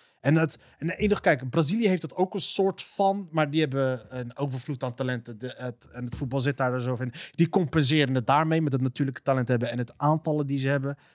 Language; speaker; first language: Dutch; early bilingual, other home language; Arabic